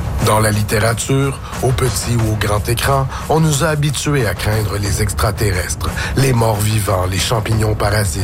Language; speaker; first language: French; native; French